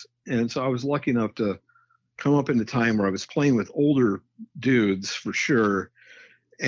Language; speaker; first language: English; native; English